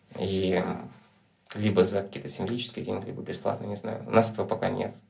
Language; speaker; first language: Russian; native; Russian